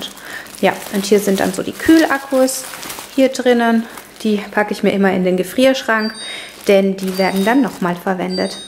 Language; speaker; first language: German; native; German